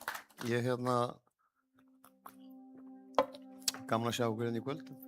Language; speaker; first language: Icelandic; native; Icelandic